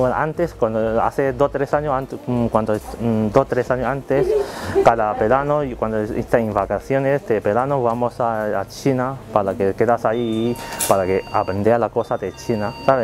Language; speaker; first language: Spanish; non-native, learner; Chinese